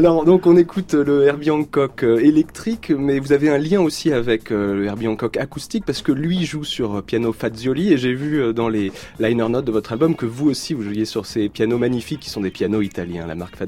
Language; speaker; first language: French; native; French